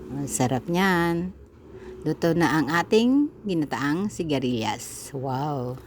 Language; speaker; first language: Filipino; non-native, local second language; Bikol